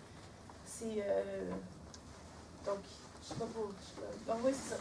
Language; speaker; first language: French; non-native, local second language; Innu-aimun